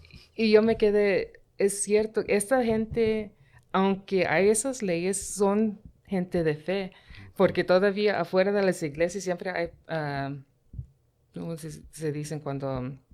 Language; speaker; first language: Spanish; early bilingual, heritage; Spanish